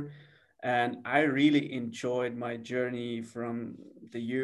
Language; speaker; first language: English; non-native, fluent; Swiss German